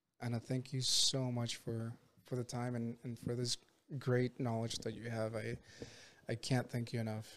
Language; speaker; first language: English; non-native, fluent; Spanish